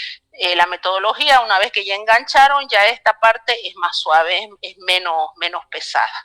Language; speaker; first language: Spanish; native; Spanish